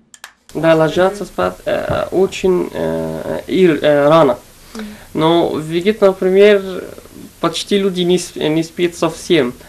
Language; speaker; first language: Russian; non-native, learner; Arabic